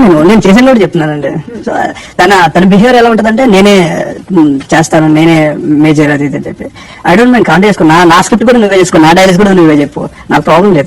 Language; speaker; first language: Telugu; native; Telugu